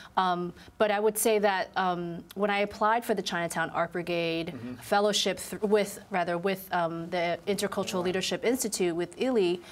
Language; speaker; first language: English; native; English